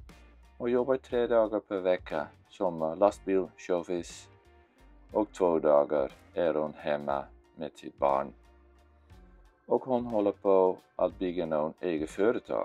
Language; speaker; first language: Swedish; non-native, fluent; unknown